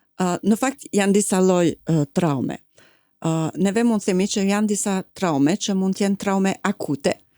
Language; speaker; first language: Albanian; non-native, fluent; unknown